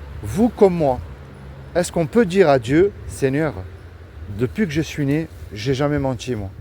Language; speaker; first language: French; native; French